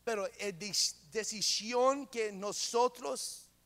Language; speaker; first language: Spanish; non-native, learner; English